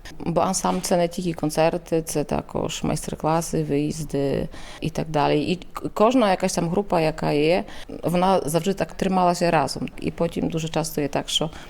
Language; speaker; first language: Ukrainian; early bilingual, heritage; Ukrainian